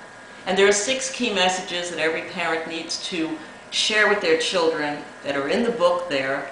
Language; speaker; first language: English; native; English